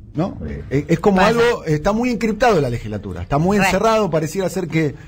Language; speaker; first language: Spanish; native; Spanish